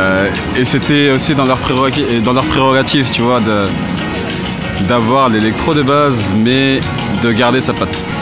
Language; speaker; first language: French; native; French